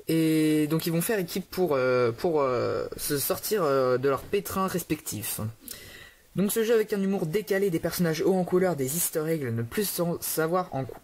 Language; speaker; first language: French; native; French